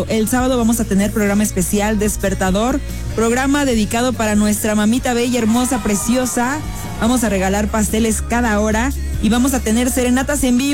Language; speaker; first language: Spanish; native; Spanish